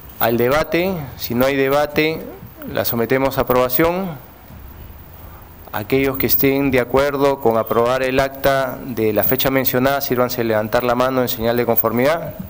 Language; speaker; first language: Spanish; native; Spanish